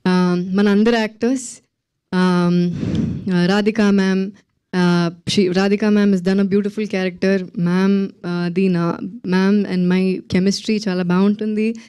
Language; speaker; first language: Telugu; non-native, local second language; Malayalam